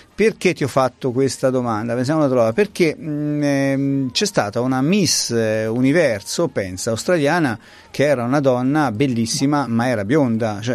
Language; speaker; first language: Italian; native; Italian